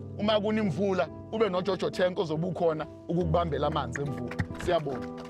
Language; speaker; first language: Zulu; native; Zulu